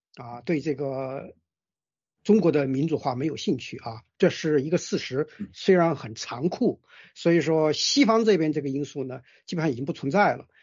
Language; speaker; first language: Chinese; native; Chinese